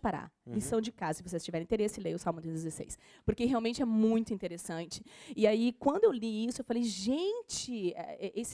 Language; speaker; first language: Portuguese; native; Portuguese